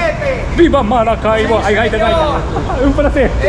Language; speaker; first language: Spanish; non-native, learner; Japanese